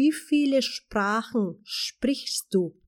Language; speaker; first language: German; non-native, fluent; Spanish